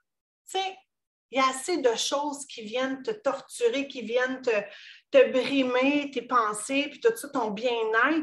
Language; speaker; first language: French; native; French